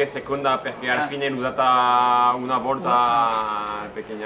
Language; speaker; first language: Italian; non-native, learner; French